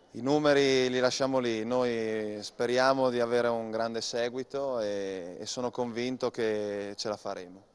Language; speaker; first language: Italian; native; Italian